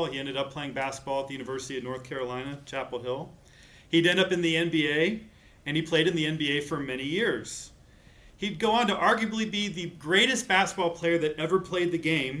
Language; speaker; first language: English; native; English